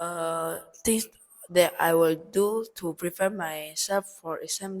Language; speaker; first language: English; non-native, learner; Indonesian